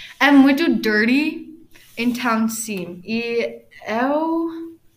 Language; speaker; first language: Portuguese; non-native, learner; English